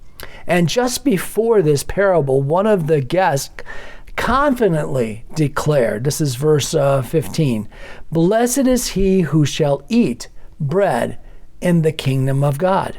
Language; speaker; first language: English; native; English